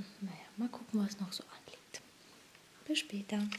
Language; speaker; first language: German; native; German